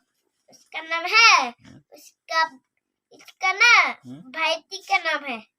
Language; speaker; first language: Hindi; non-native, local second language; Assamese